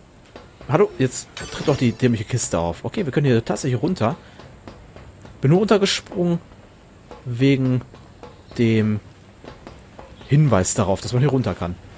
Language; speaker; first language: German; native; German